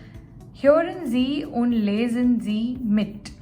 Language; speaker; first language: German; non-native, fluent; Gujarati